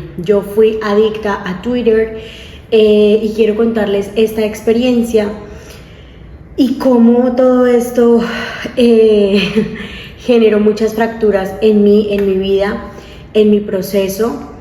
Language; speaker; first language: Spanish; native; Spanish